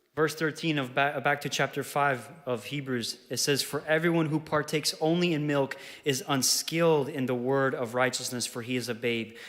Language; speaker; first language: English; early bilingual, other home language; Ukrainian